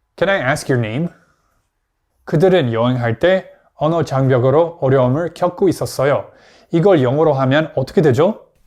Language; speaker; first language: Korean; non-native, fluent; English